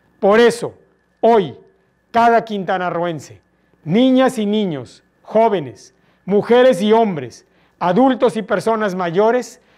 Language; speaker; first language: Spanish; native; Spanish